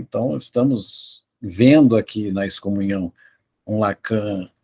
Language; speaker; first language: Portuguese; native; Portuguese